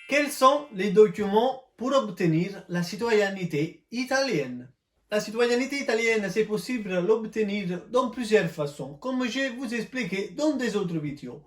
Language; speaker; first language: French; non-native, fluent; Italian